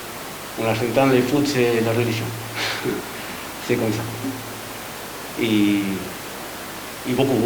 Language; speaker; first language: French; non-native, learner; Spanish